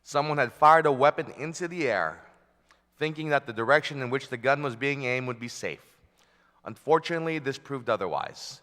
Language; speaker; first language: English; early bilingual, other home language; Filipino